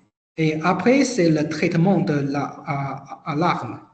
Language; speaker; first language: French; non-native, learner; Chinese